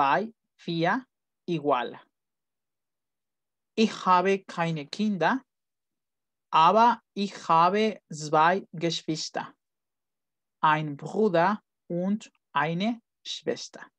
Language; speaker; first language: German; non-native, fluent; Spanish